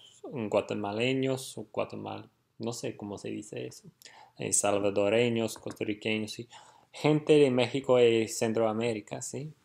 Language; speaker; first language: Spanish; non-native, fluent; English